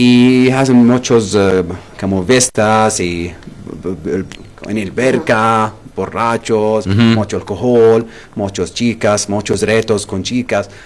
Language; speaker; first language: Spanish; non-native, learner; Arabic